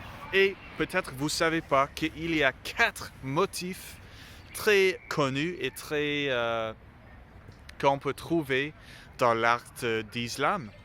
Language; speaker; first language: French; non-native, learner; English